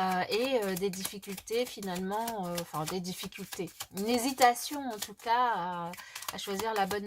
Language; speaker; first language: French; native; French